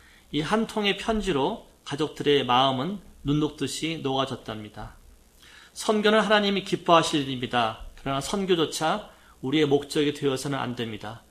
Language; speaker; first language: Korean; native; Korean